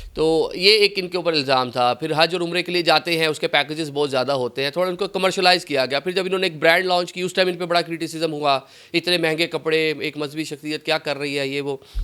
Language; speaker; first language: Urdu; native; Urdu